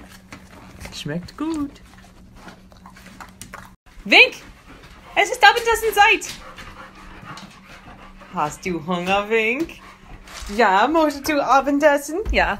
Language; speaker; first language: German; non-native, learner; English